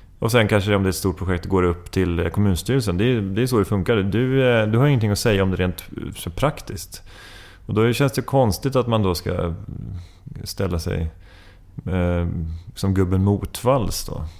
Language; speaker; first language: Swedish; native; Swedish